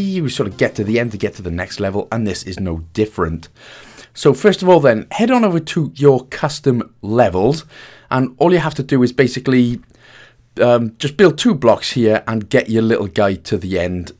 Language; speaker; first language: English; native; English